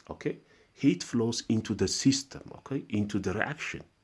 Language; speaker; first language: English; non-native, local second language; Amharic